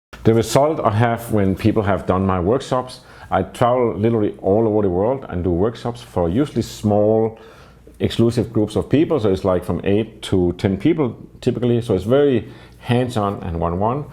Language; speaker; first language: English; non-native, fluent; Danish